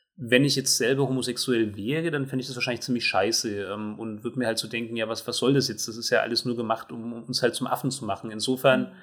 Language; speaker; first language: German; native; German